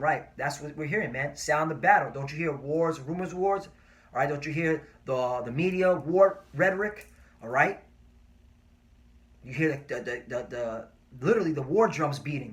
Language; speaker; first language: English; native; English